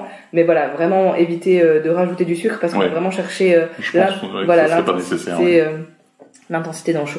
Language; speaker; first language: French; native; French